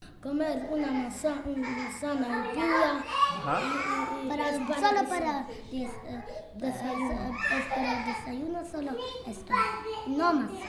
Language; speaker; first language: Spanish; non-native, learner; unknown